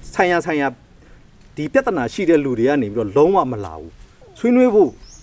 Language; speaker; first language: Burmese; non-native, local second language; S'gaw Karen